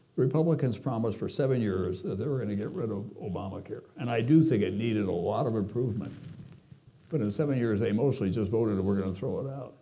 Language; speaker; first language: English; native; English